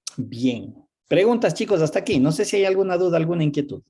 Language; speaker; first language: Spanish; native; Spanish